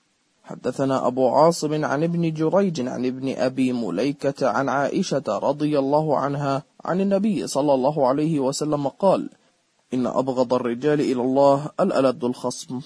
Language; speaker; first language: Arabic; native; Arabic